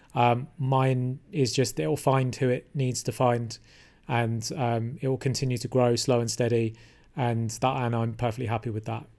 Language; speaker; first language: English; native; English